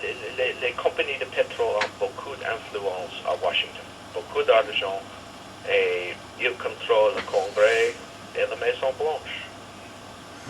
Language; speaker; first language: French; non-native, fluent; English